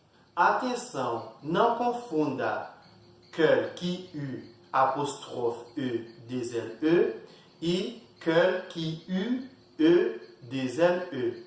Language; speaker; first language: Portuguese; non-native, fluent; Haitian Creole